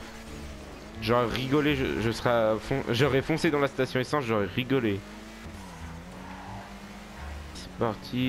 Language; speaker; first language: French; native; French